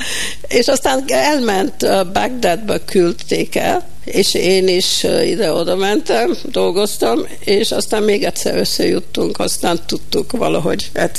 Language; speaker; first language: Hungarian; early bilingual, heritage; Hungarian